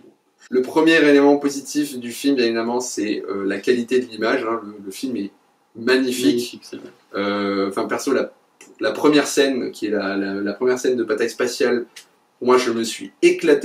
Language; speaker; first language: French; native; French